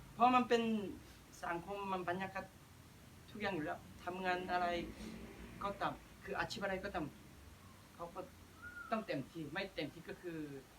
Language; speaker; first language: Thai; non-native, fluent; Korean